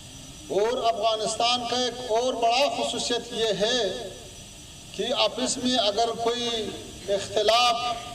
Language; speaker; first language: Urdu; non-native, fluent; Pashto